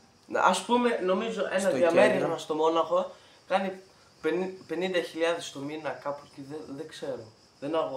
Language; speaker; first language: Greek; early bilingual, heritage; Greek